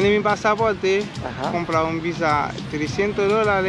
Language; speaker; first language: Spanish; non-native, learner; Haitian Creole